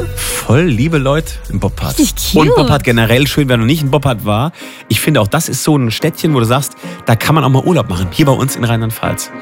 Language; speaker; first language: German; native; German